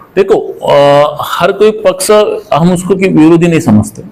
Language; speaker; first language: Hindi; non-native, local second language; Marathi